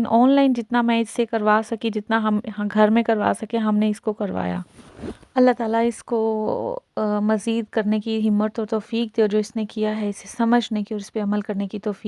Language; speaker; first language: Hindi; native; Hindi